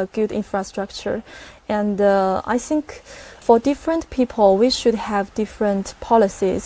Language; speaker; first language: English; non-native, fluent; Chinese